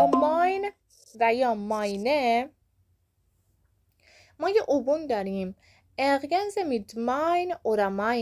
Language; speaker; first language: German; non-native, fluent; Persian